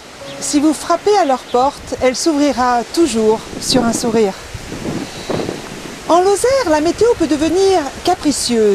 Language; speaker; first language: French; native; French